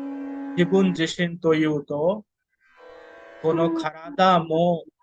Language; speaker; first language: Japanese; non-native, fluent; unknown